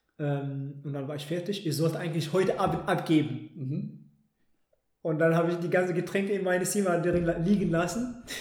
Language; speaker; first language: German; non-native, fluent; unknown